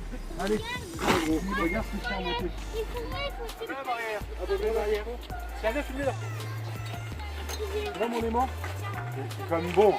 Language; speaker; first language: French; native; French